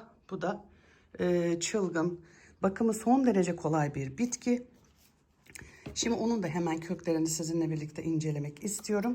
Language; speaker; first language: Turkish; native; Turkish